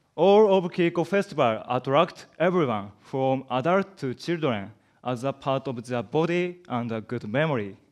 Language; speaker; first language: English; non-native, learner; Japanese